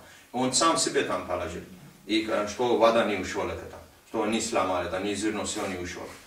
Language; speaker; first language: Russian; non-native, learner; Hindi